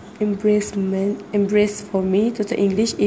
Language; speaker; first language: English; non-native, learner; Malay